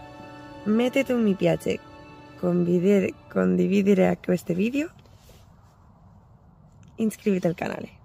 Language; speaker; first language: Italian; non-native, learner; Spanish